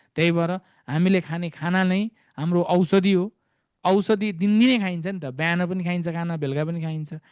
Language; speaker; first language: Nepali; native; Nepali